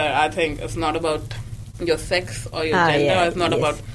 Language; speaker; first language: English; non-native, local second language; Hindi